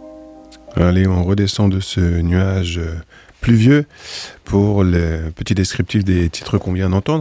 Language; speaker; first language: French; native; French